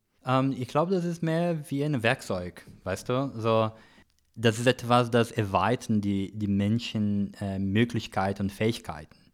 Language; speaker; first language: German; non-native, learner; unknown